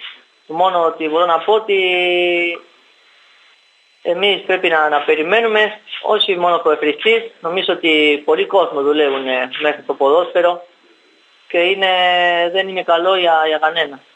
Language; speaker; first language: Greek; non-native, learner; Spanish